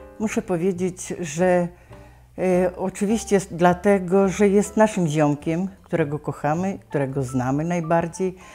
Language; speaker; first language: Polish; native; Polish